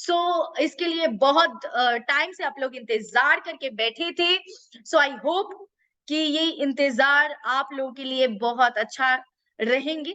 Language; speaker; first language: Hindi; native; Hindi